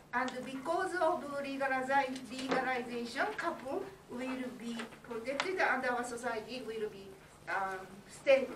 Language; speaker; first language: English; non-native, learner; Japanese